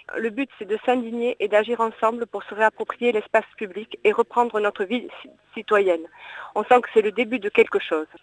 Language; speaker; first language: French; native; French